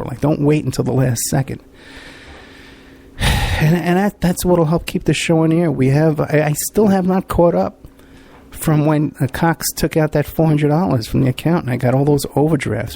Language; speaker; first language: English; native; English